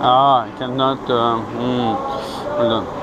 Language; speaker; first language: English; non-native, fluent; French